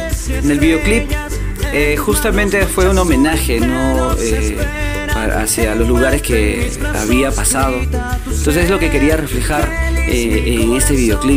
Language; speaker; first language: Spanish; native; Spanish